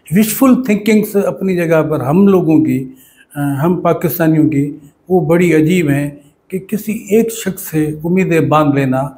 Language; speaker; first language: Urdu; non-native, local second language; Sindhi